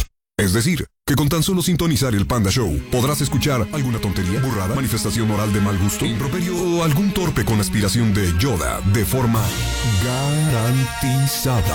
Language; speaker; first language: Spanish; native; Spanish